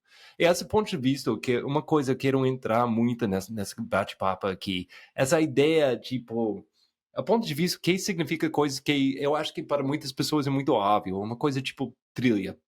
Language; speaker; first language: Portuguese; non-native, fluent; English